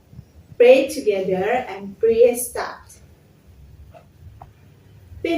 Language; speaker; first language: English; non-native, learner; Indonesian